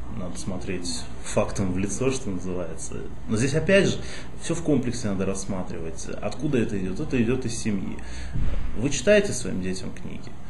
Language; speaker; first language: Russian; native; Russian